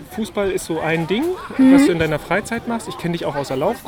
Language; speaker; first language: German; native; German